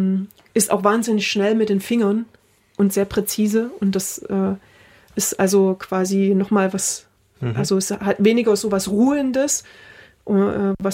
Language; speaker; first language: German; native; German